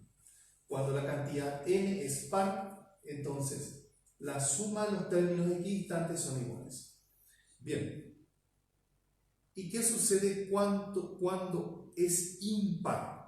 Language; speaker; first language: Spanish; native; Spanish